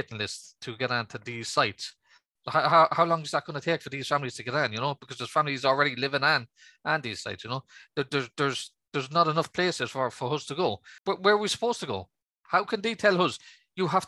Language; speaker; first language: English; native; English